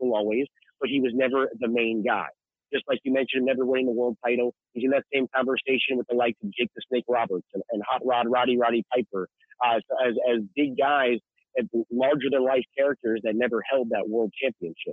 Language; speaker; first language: English; native; English